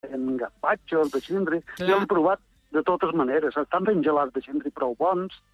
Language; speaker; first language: Catalan; native; Catalan